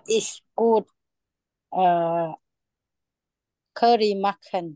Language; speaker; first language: German; non-native, learner; Lao